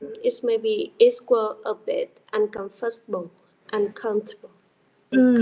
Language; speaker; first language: English; non-native, learner; Vietnamese